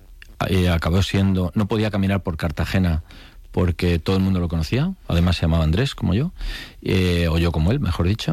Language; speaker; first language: Spanish; native; Spanish